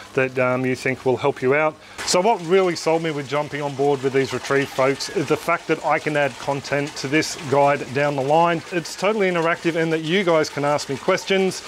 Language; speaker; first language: English; native; English